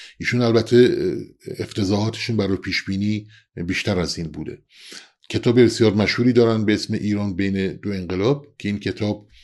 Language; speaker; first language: Persian; non-native, local second language; Central Kurdish